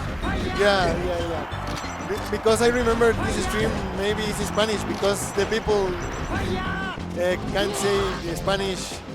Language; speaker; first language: English; non-native, learner; Spanish